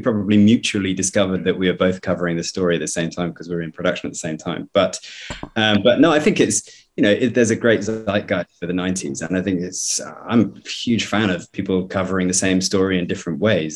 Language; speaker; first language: English; native; English